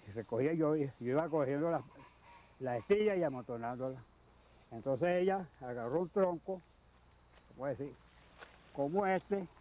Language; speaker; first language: Spanish; native; Spanish